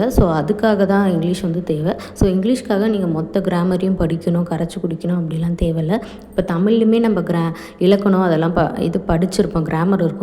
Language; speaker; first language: Tamil; native; Tamil